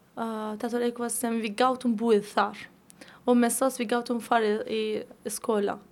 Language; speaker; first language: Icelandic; non-native, learner; Persian